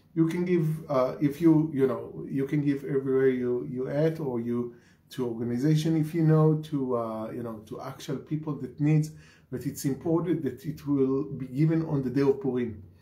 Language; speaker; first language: English; non-native, fluent; Hebrew